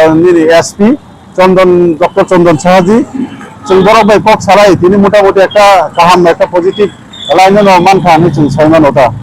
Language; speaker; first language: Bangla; non-native, local second language; Kok Borok